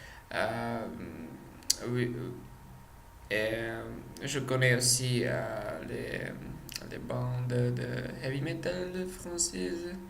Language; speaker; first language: French; non-native, learner; Czech